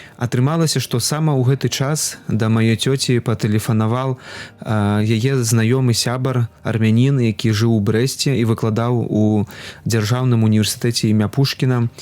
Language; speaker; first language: Belarusian; non-native, local second language; Russian